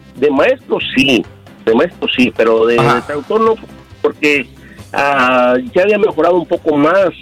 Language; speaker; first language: Spanish; native; Spanish